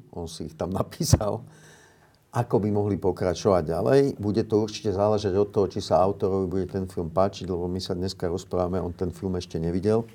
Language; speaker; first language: Slovak; native; Slovak